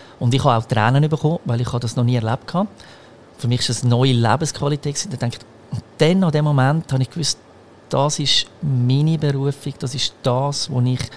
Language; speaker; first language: German; early bilingual, other home language; Croatian